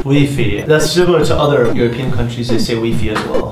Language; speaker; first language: English; native; English